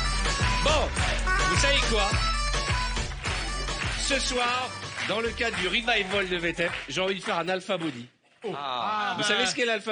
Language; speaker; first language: French; native; French